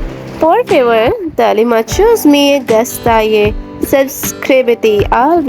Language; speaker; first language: Spanish; non-native, learner; Urdu